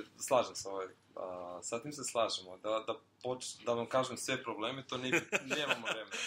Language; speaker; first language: Serbian; early bilingual, heritage; Serbian